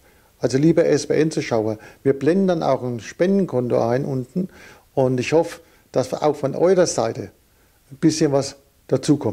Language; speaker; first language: German; native; German